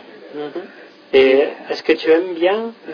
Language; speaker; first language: French; non-native, fluent; English